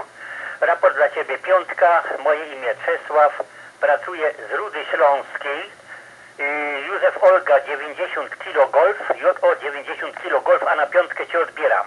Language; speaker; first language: Polish; native; Polish